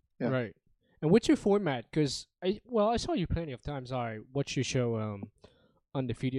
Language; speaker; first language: English; non-native, fluent; French